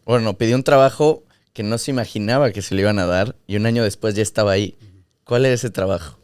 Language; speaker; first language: Spanish; native; Spanish